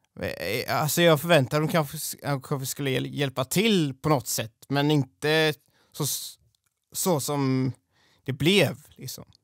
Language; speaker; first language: Swedish; native; Swedish